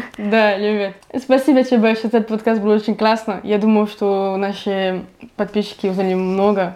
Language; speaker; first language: Russian; non-native, fluent; French